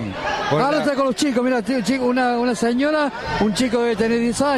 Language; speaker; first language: Spanish; native; Spanish